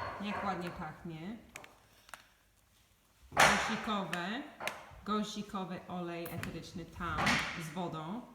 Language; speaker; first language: Polish; non-native, learner; English